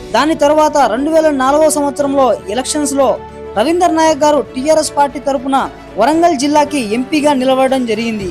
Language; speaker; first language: Telugu; non-native, local second language; Lambadi